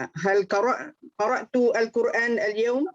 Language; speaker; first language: Arabic; non-native, learner; Malay